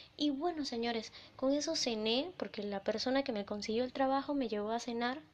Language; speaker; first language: Spanish; native; Spanish